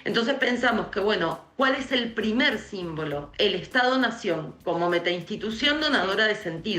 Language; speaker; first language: Spanish; native; Spanish